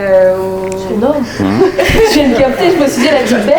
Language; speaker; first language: French; native; French